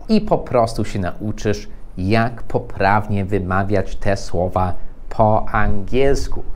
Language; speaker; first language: Polish; non-native, fluent; English